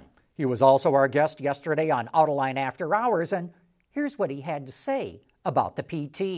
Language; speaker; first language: English; native; English